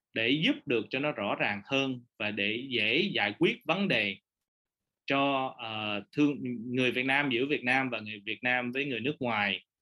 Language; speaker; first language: Vietnamese; early bilingual, heritage; Vietnamese